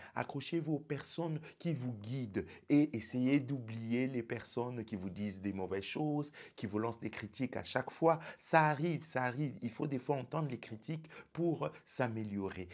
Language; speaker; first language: French; non-native, local second language; Lingala